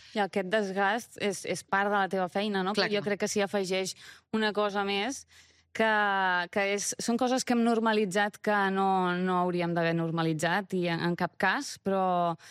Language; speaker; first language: Catalan; early bilingual, other home language; Romanian